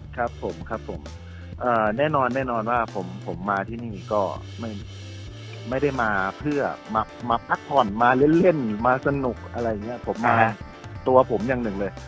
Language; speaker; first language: Thai; native; Thai